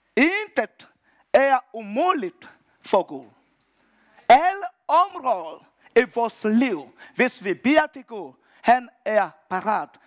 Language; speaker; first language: Danish; non-native, fluent; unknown